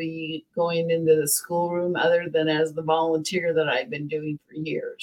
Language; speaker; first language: English; native; English